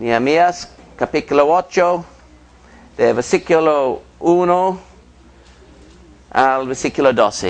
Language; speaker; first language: Spanish; non-native, fluent; English